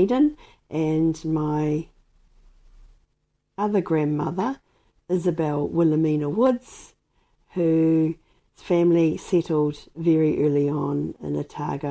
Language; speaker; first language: English; native; English